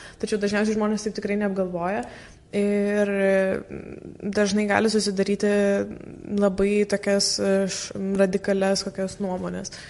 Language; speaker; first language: Lithuanian; native; Lithuanian